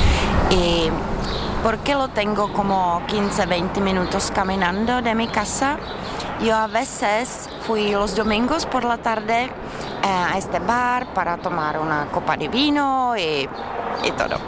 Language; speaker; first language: Spanish; non-native, fluent; Czech